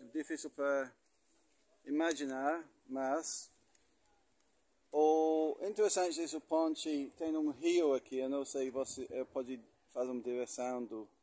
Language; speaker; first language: Portuguese; non-native, learner; English